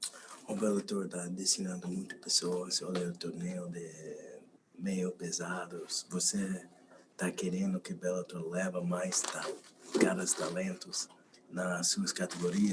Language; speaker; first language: Portuguese; non-native, learner; English